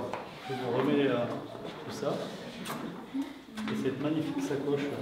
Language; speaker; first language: French; native; French